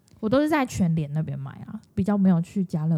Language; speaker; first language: Chinese; native; Chinese